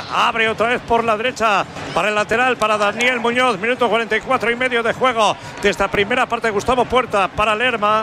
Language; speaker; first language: Spanish; native; Spanish